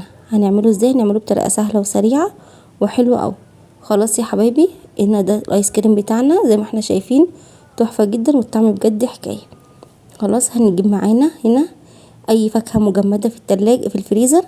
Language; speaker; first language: Arabic; native; Arabic